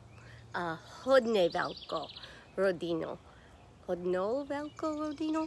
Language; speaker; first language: Czech; non-native, learner; English